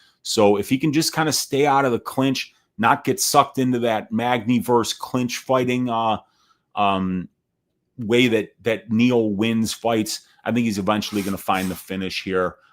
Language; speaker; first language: English; native; English